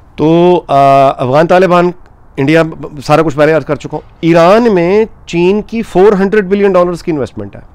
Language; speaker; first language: Urdu; native; Urdu